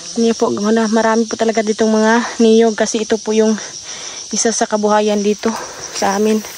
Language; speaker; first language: Filipino; non-native, local second language; Cebuano